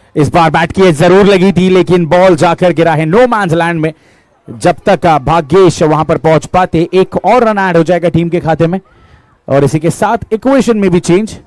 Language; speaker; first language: Hindi; non-native, local second language; Marathi